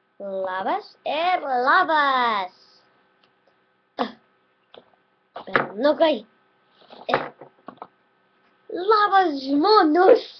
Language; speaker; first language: Lithuanian; early bilingual, heritage; Lithuanian